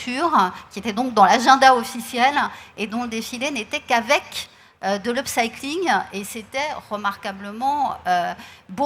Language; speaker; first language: French; native; French